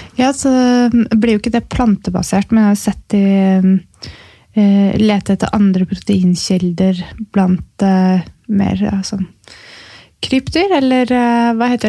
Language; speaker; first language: Norwegian; native; Norwegian